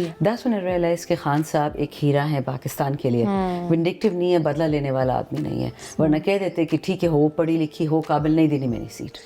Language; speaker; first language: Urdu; non-native, local second language; Pashto